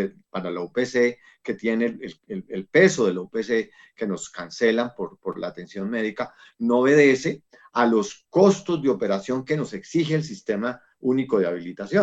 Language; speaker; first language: Spanish; native; Spanish